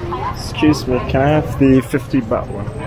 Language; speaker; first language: English; non-native, learner; Burmese